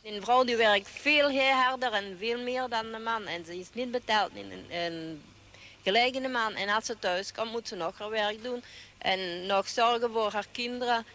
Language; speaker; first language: Dutch; non-native, local second language; French